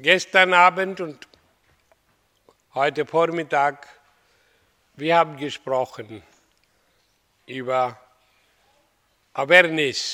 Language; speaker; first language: German; non-native, learner; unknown